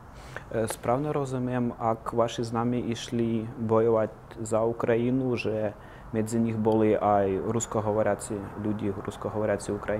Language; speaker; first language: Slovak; non-native, fluent; Ukrainian